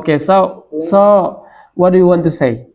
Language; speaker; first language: English; non-native, learner; Indonesian